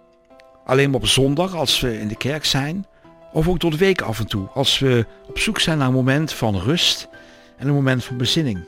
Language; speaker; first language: Dutch; native; Dutch